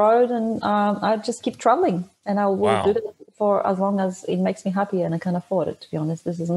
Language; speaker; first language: English; non-native, fluent; Polish